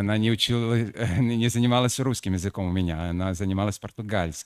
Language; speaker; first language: Russian; non-native, fluent; Portuguese